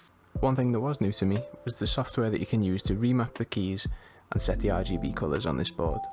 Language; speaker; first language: English; native; English